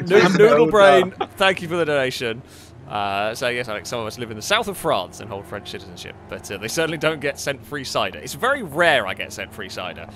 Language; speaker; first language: English; native; English